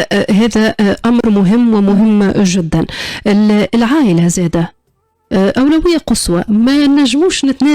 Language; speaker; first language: Arabic; native; Arabic